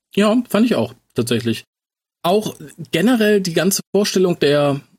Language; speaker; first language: German; native; German